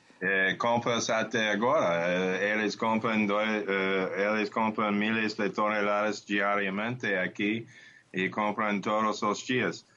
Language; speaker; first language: Portuguese; non-native, learner; Spanish